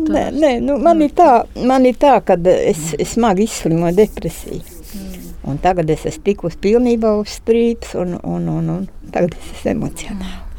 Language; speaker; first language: Latvian; native; Latvian